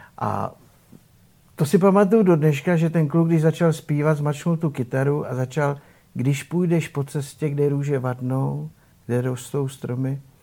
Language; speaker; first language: Czech; native; Czech